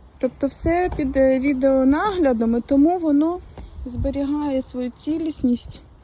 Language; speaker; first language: Ukrainian; native; Ukrainian